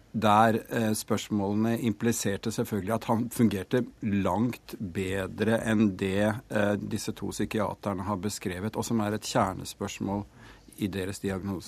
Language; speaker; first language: Norwegian; native; Norwegian